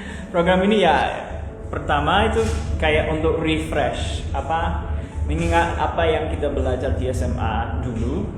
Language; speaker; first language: Indonesian; non-native, fluent; English